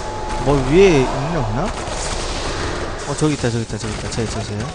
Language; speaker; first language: Korean; native; Korean